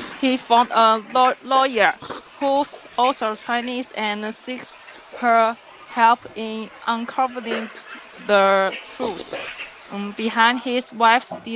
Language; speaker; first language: English; non-native, learner; Chinese